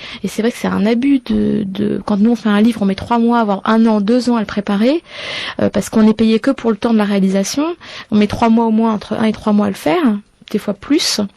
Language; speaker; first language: French; native; French